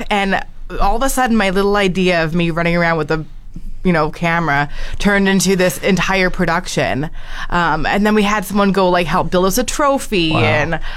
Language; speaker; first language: English; native; English